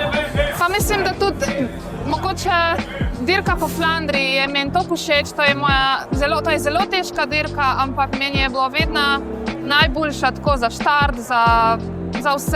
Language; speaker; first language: Slovenian; non-native, fluent; Polish